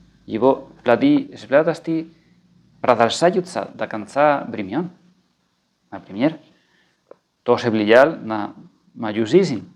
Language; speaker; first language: Russian; non-native, fluent; Spanish